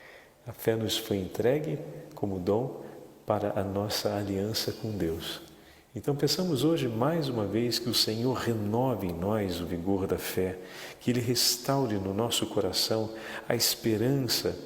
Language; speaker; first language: Portuguese; native; Portuguese